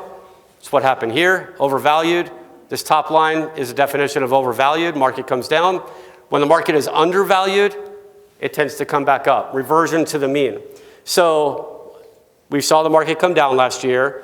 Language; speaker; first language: English; native; English